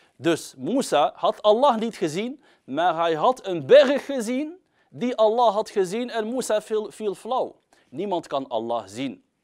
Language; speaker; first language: Dutch; early bilingual, other home language; Arabic